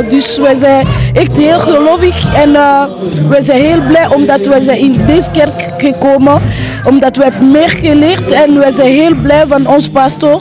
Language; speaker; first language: Dutch; early bilingual, other home language; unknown